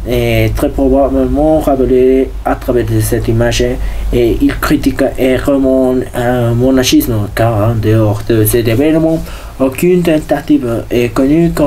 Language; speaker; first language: French; non-native, learner; Spanish